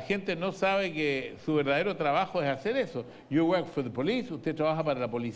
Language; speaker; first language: Spanish; native; Spanish